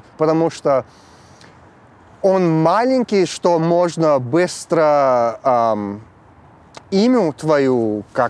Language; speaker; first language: Russian; early bilingual, heritage; English